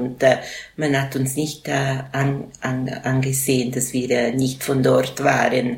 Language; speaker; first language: German; non-native, local second language; Italian